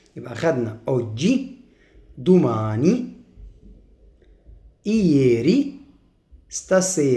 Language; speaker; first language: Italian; non-native, fluent; Arabic